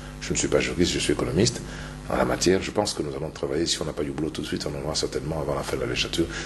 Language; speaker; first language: French; non-native, local second language; Luba-Lulua